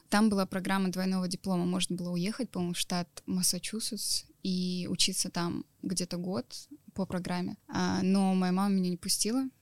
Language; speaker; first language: Russian; native; Russian